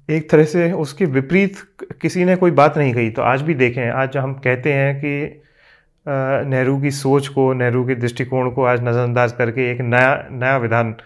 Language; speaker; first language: Hindi; native; Hindi